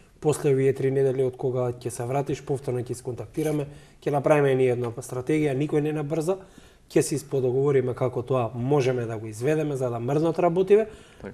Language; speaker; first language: Macedonian; native; Macedonian